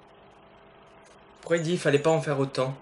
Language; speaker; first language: French; native; French